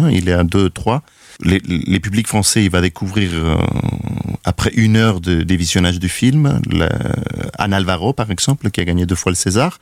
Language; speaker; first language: French; non-native, fluent; Spanish